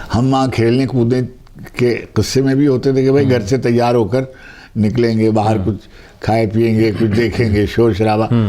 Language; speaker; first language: Urdu; native; Urdu